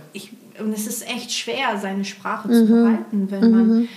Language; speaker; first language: German; early bilingual, other home language; Portuguese